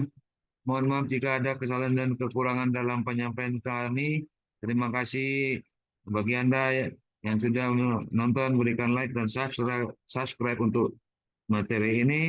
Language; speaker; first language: Indonesian; native; Indonesian